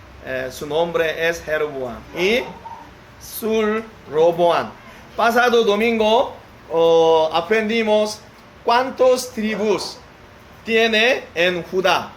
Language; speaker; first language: Spanish; non-native, learner; Korean